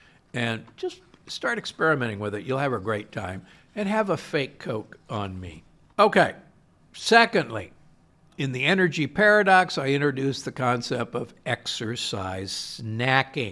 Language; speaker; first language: English; native; English